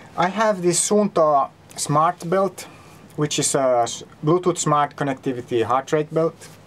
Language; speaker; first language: English; non-native, fluent; Finnish